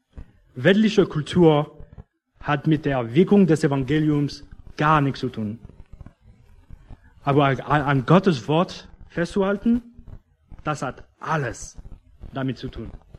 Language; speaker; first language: German; non-native, fluent; English